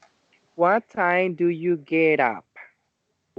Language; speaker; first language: English; non-native, learner; Spanish